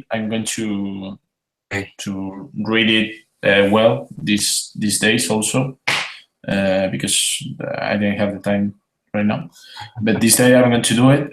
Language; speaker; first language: English; non-native, fluent; Spanish